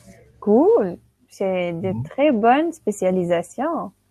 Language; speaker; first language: French; non-native, local second language; Arabic